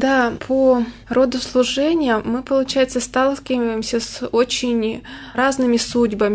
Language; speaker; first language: Russian; native; Russian